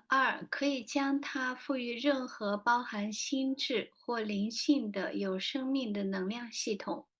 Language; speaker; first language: Chinese; native; Chinese